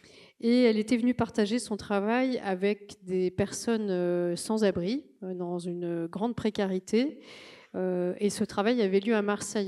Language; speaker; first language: French; native; French